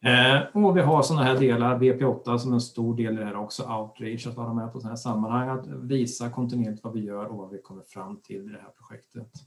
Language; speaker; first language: Swedish; native; Swedish